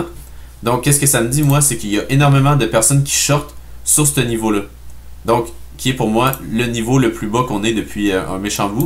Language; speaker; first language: French; native; French